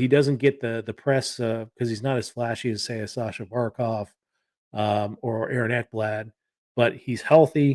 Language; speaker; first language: English; native; English